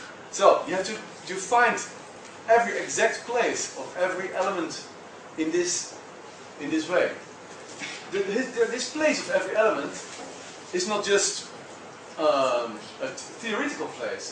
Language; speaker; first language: English; non-native, fluent; Dutch